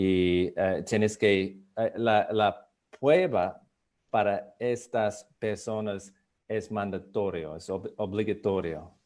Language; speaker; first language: Spanish; non-native, fluent; English